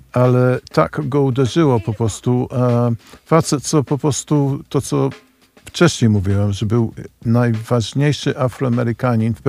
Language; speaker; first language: Polish; non-native, fluent; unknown